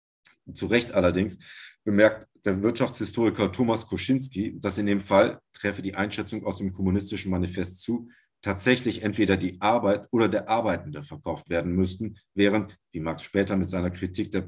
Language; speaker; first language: German; native; German